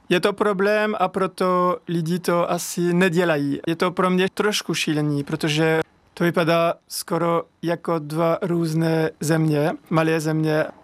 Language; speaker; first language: Czech; non-native, fluent; French